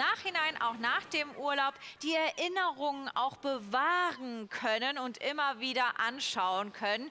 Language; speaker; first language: German; native; German